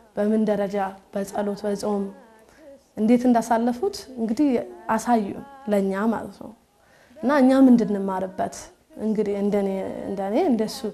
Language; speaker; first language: Amharic; early bilingual, heritage; Amharic